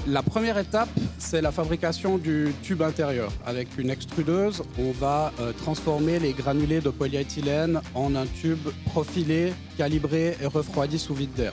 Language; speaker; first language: French; native; French